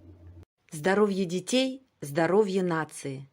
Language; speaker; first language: Russian; native; Russian